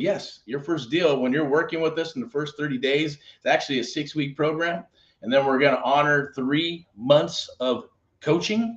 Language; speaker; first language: English; native; English